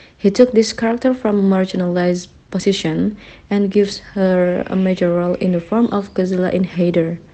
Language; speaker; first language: English; non-native, learner; Indonesian